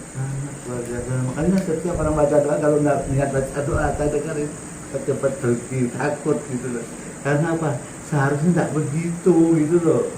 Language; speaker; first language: Indonesian; non-native, local second language; Javanese